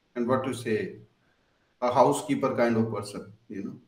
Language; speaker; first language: English; non-native, local second language; Punjabi